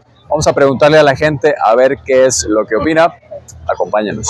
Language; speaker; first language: Spanish; native; Spanish